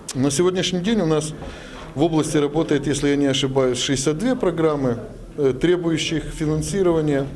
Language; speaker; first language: Ukrainian; non-native, local second language; Russian